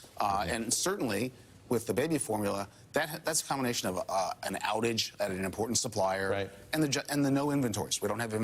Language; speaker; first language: English; native; English